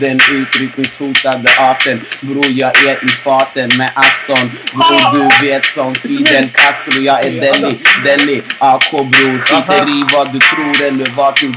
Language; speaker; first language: Swedish; native; Swedish